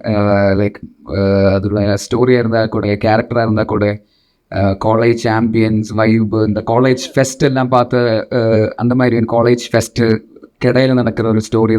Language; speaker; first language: Tamil; non-native, local second language; Malayalam